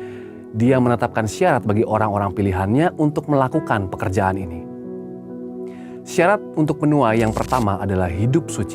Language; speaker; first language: Indonesian; native; Indonesian